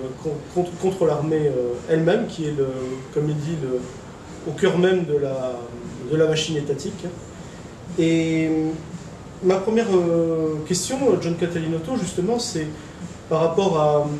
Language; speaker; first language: French; native; French